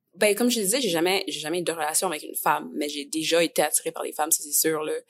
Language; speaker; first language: French; native; French